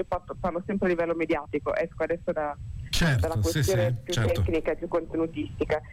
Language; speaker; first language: Italian; native; Italian